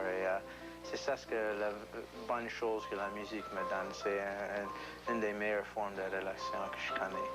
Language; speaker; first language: French; non-native, local second language; English